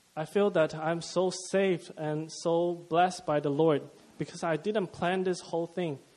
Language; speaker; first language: English; non-native, fluent; Chinese